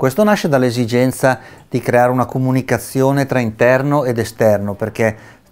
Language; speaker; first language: Italian; native; Italian